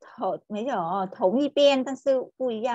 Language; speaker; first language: Chinese; non-native, fluent; Vietnamese